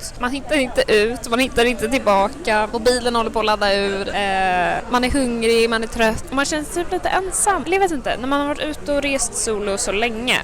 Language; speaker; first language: Swedish; native; Swedish